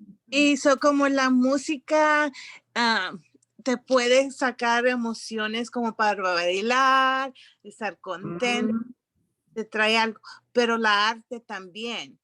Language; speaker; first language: Spanish; early bilingual, heritage; Spanish